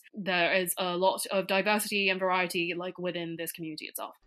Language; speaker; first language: English; non-native, local second language; Cantonese